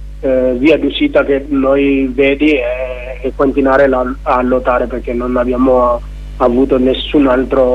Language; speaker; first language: Italian; non-native, learner; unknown